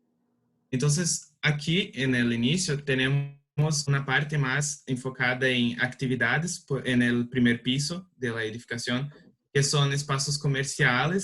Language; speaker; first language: Spanish; non-native, learner; Portuguese